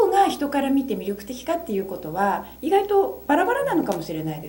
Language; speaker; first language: Japanese; native; Japanese